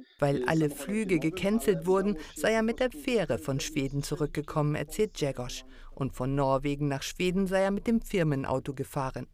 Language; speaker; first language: German; native; German